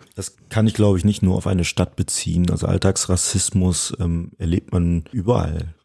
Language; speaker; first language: German; early bilingual, other home language; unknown